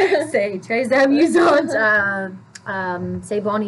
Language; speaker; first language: French; non-native, learner; English